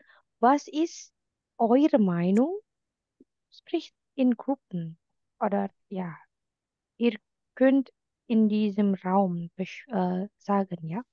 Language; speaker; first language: German; non-native, fluent; Indonesian